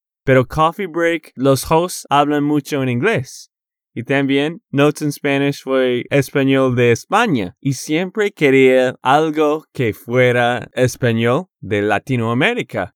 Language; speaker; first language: Spanish; non-native, fluent; English